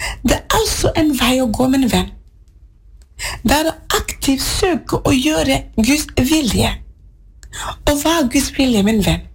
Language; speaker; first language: Norwegian; non-native, fluent; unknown